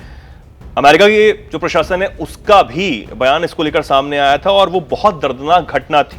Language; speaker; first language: Hindi; native; Hindi